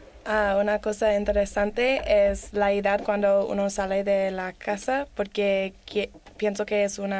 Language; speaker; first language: Spanish; non-native, learner; English